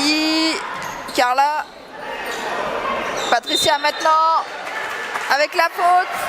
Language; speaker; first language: French; native; French